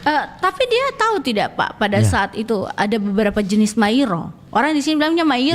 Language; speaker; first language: Indonesian; native; Indonesian